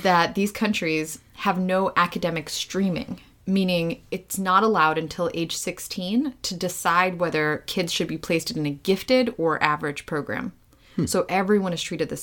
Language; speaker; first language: English; early bilingual, other home language; Russian